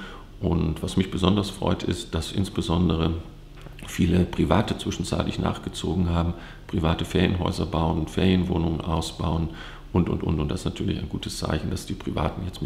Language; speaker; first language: German; native; German